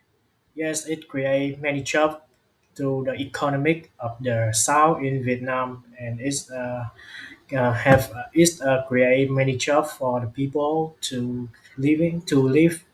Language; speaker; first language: English; non-native, learner; Vietnamese